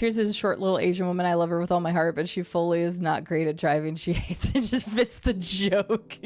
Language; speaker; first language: English; native; English